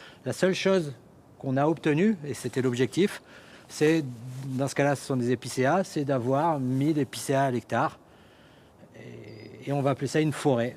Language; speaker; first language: French; native; French